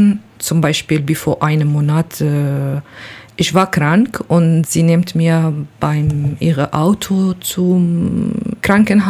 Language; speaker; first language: German; non-native, learner; Kurdish